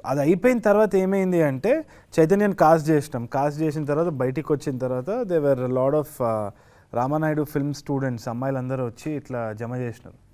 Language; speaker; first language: Telugu; native; Telugu